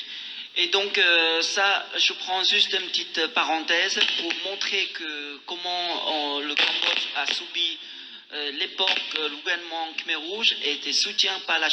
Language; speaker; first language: French; non-native, fluent; Khmer